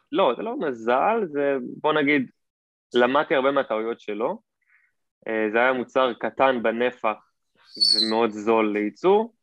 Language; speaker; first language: Hebrew; native; Hebrew